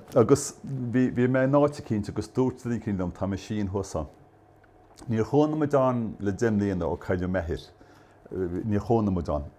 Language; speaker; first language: Irish; native; Irish